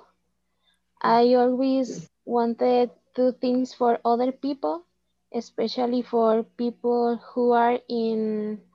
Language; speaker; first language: English; non-native, fluent; Spanish